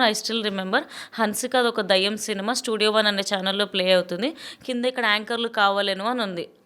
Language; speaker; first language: Telugu; native; Telugu